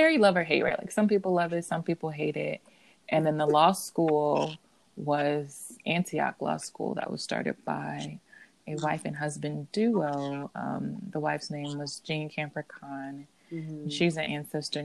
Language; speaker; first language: English; native; English